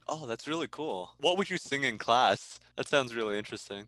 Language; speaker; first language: English; early bilingual, other home language; Chinese